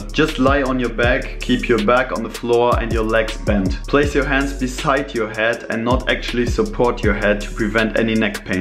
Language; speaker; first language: English; non-native, fluent; German